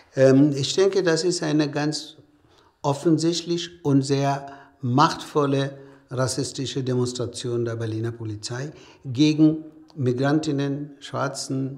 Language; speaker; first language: German; non-native, fluent; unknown